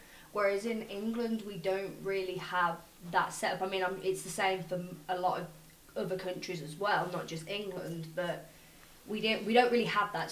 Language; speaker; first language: English; native; English